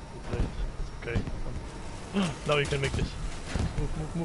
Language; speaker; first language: English; non-native, learner; German